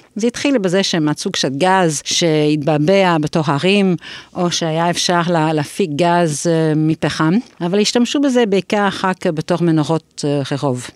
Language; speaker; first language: Hebrew; non-native, fluent; English